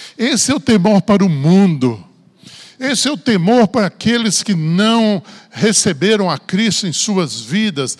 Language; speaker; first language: Portuguese; native; Portuguese